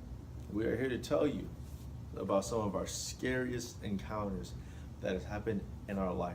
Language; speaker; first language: English; native; English